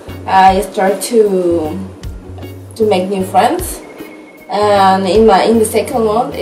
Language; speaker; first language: English; non-native, learner; Spanish